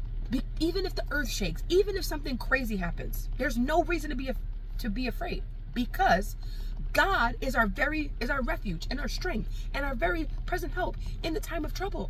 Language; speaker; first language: English; native; English